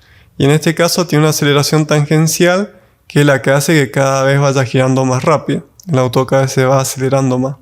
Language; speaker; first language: Spanish; native; Spanish